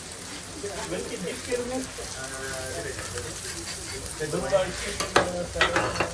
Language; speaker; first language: Danish; non-native, fluent; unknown